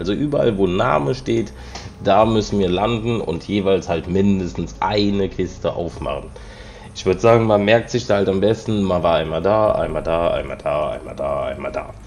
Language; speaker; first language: German; native; German